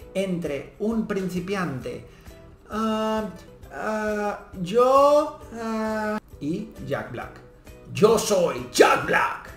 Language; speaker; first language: Spanish; native; Spanish